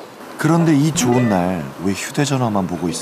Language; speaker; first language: Korean; native; Korean